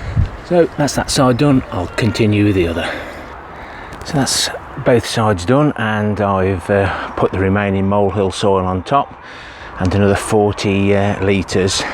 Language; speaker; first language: English; native; English